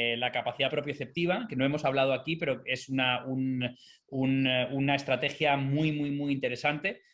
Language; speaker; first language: Spanish; native; Spanish